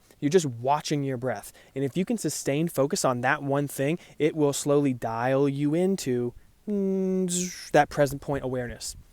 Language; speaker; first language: English; native; English